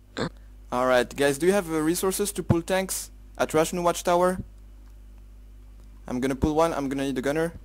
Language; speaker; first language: English; non-native, fluent; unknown